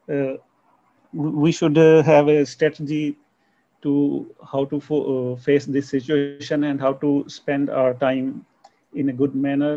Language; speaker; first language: English; non-native, local second language; Punjabi